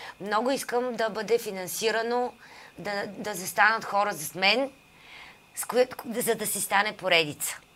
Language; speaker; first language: Bulgarian; native; Bulgarian